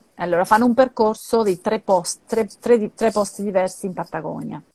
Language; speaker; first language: Italian; non-native, fluent; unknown